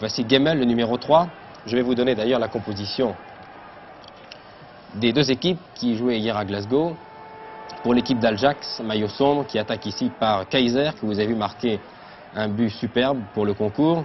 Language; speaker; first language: French; native; French